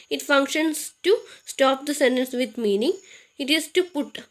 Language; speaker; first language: English; non-native, local second language; Malayalam